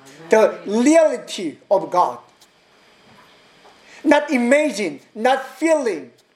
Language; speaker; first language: English; non-native, learner; Korean